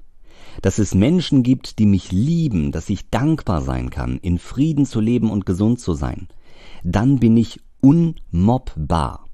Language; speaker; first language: German; native; German